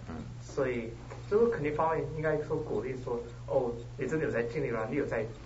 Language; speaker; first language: Chinese; early bilingual, other home language; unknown